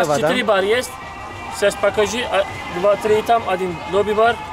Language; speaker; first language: Russian; non-native, learner; Turkish